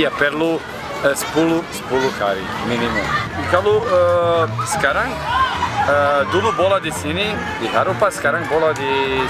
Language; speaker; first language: Indonesian; non-native, learner; Serbian